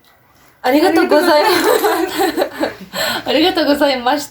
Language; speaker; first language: Japanese; non-native, learner; Mongolian